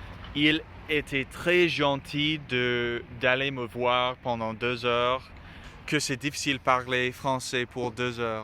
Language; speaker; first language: French; non-native, learner; English